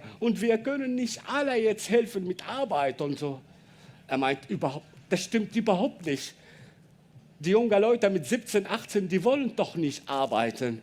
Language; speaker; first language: German; non-native, learner; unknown